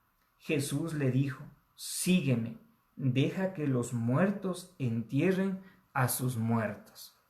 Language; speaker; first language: Spanish; native; Spanish